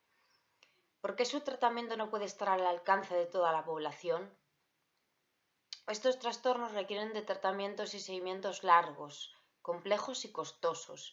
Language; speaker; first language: Spanish; native; Spanish